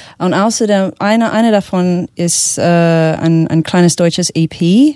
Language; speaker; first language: German; non-native, fluent; English